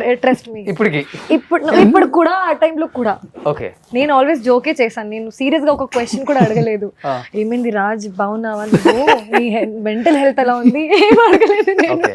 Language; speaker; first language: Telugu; non-native, local second language; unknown